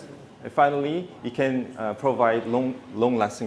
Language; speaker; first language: English; non-native, fluent; Korean